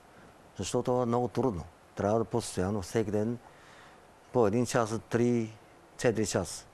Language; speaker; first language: Bulgarian; non-native, learner; Chinese